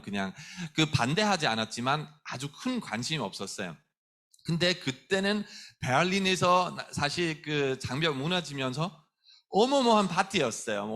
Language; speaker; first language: Korean; non-native, fluent; German